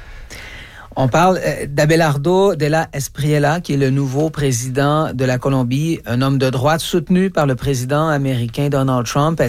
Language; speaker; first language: French; native; French